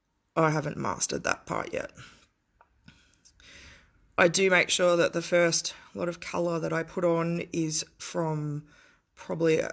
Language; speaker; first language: English; native; English